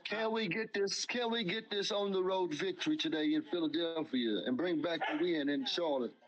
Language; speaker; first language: English; native; English